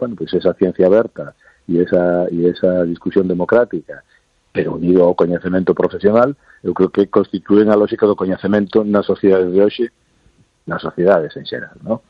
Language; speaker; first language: Galician; non-native, local second language; Spanish